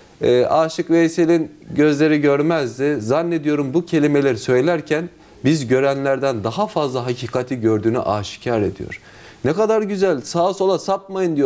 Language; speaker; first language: Turkish; native; Turkish